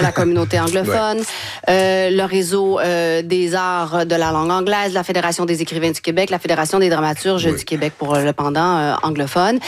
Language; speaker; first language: French; native; French